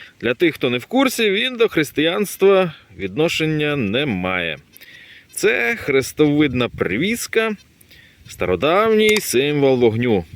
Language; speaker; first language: Ukrainian; native; Ukrainian